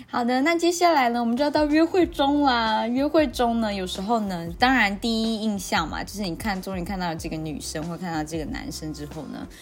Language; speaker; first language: Chinese; native; Chinese